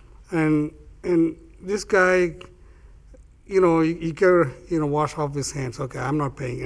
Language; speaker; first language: English; non-native, fluent; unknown